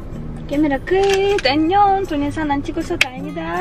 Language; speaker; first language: Korean; non-native, learner; Russian